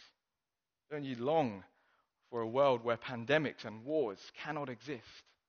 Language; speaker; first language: English; non-native, local second language; Cantonese